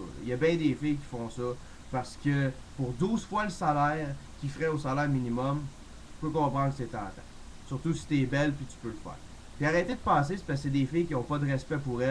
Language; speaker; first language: French; native; French